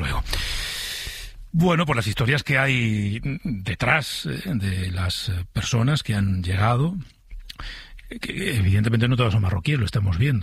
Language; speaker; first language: Spanish; native; Spanish